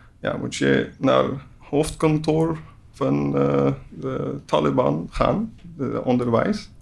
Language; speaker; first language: Dutch; non-native, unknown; Persian